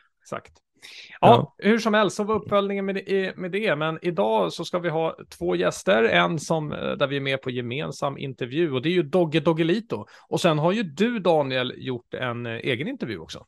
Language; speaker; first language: Swedish; native; Swedish